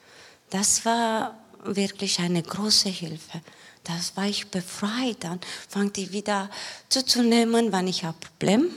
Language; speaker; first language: German; non-native, learner; Romanian